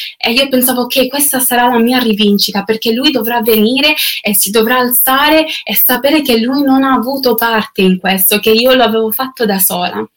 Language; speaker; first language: Italian; non-native, fluent; English